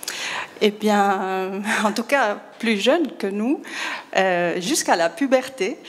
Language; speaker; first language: French; non-native, fluent; Spanish